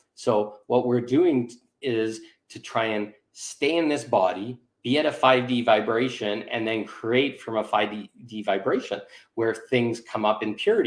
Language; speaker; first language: English; native; English